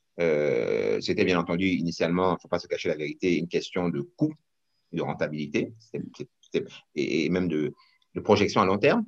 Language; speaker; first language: French; non-native, local second language; Rundi